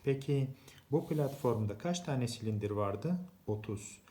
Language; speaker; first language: Turkish; native; Turkish